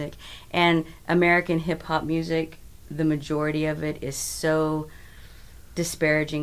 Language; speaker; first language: English; native; English